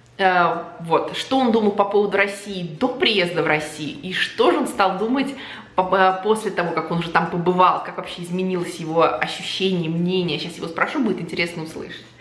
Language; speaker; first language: Russian; native; Russian